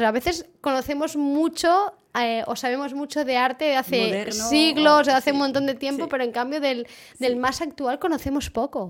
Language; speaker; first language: Spanish; non-native, local second language; Catalan